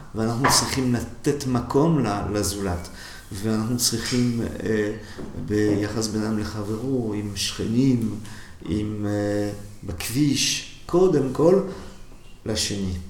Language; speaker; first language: Hebrew; non-native, fluent; French